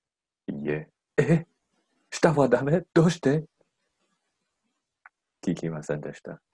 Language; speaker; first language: Japanese; non-native, learner; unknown